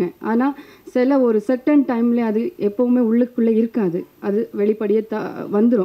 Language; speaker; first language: Tamil; non-native, fluent; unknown